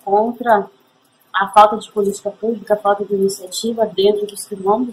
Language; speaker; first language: Portuguese; native; Portuguese